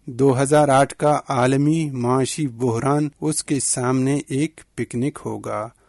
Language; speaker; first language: Urdu; non-native, local second language; Baluchi